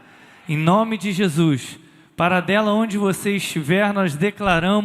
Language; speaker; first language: Portuguese; native; Portuguese